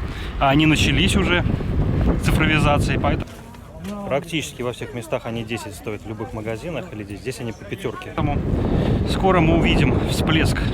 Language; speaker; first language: Russian; native; Russian